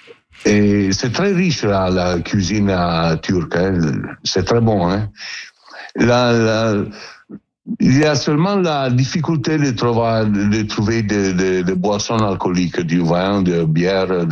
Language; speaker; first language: French; non-native, learner; Italian